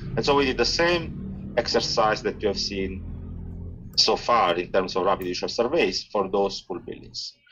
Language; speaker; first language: English; non-native, fluent; Italian